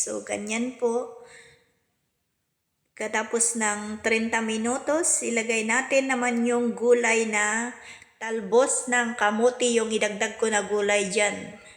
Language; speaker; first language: Filipino; non-native, local second language; Cebuano